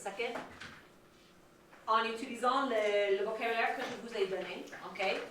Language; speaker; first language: French; non-native, fluent; English